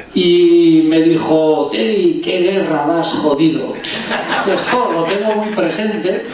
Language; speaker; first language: Spanish; non-native, local second language; Basque